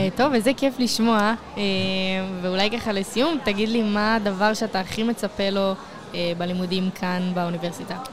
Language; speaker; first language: Hebrew; native; Hebrew